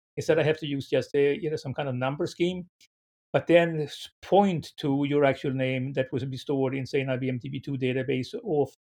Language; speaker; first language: English; non-native, fluent; Swedish